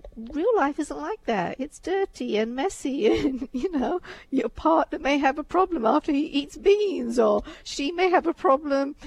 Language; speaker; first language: English; native; English